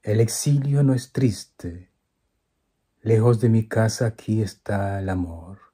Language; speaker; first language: Spanish; non-native, fluent; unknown